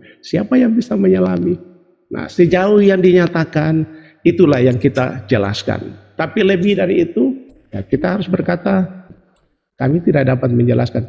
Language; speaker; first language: Indonesian; native; Indonesian